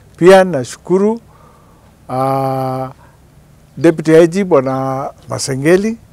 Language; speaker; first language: Swahili; non-native, local second language; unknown